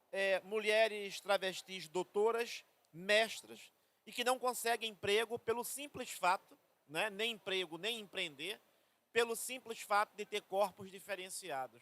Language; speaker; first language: Portuguese; native; Portuguese